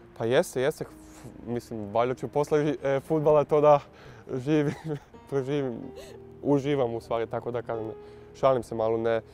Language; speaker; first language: Serbian; early bilingual, heritage; Serbian